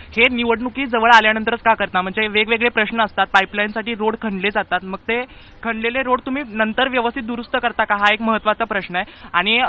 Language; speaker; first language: Marathi; native; Marathi